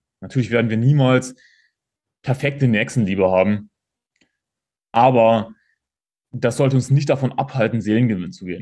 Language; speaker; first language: German; native; German